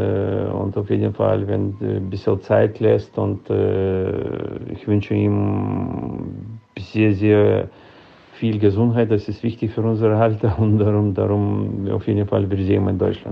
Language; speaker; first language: German; non-native, fluent; Lithuanian